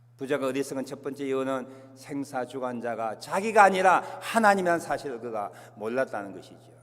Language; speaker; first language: Korean; native; Korean